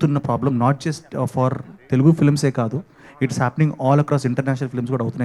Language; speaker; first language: Telugu; native; Telugu